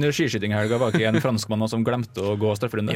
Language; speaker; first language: Norwegian; native; Norwegian